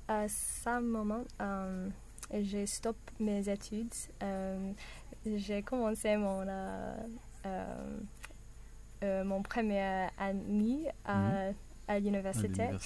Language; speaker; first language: French; non-native, learner; English